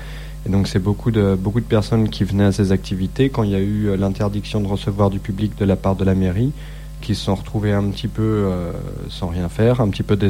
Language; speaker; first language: French; native; French